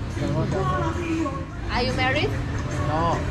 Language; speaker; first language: English; non-native, learner; Vietnamese